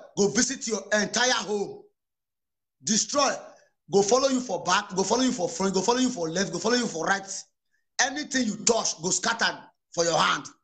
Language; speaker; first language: Nigerian Pidgin; non-native, local second language; Bini